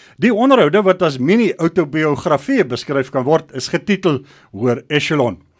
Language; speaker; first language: Afrikaans; native; Afrikaans